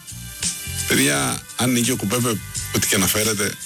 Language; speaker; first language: Greek; native; Greek